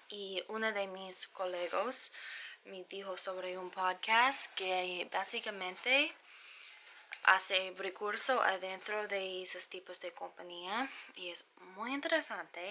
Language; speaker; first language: Spanish; non-native, learner; English